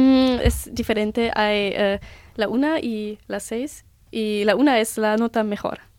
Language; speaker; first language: Spanish; non-native, learner; German